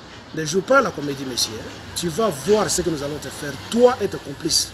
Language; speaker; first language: French; non-native, local second language; Lingala